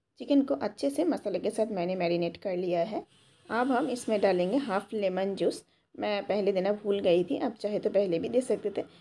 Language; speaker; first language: Hindi; non-native, local second language; Bangla